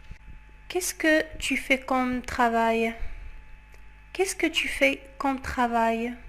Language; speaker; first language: French; non-native, fluent; Arabic